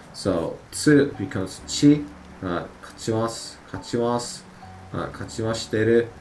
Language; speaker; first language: Japanese; non-native, learner; English